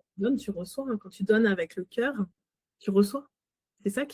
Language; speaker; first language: French; native; French